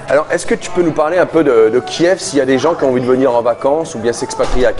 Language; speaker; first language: French; native; French